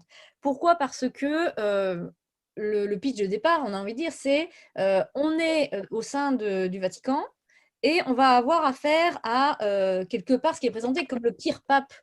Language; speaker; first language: French; native; French